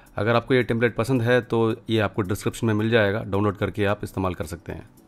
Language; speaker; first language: Hindi; non-native, local second language; Tamil